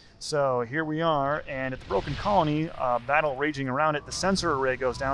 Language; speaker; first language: English; native; English